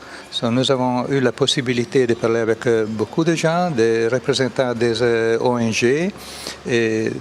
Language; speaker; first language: French; non-native, fluent; Italian